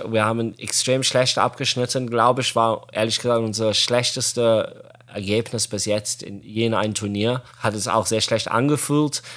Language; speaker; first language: German; non-native, fluent; Arabic